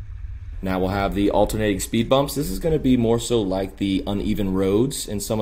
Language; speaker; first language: English; native; English